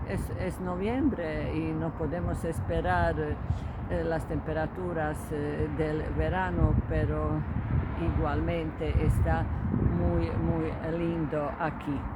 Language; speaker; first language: Spanish; non-native, fluent; Croatian